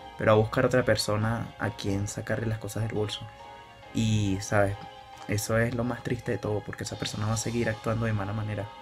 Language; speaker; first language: Spanish; native; Spanish